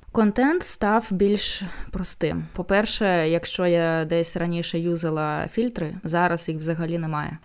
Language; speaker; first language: Ukrainian; non-native, local second language; Russian